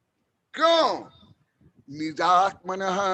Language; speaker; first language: Hindi; native; Hindi